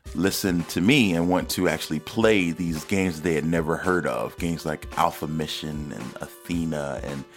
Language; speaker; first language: English; native; English